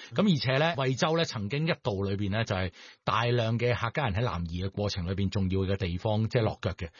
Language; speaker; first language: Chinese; non-native, local second language; Cantonese